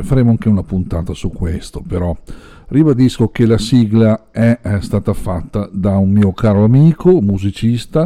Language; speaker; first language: Italian; native; Italian